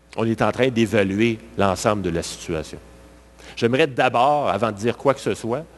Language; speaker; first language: French; native; French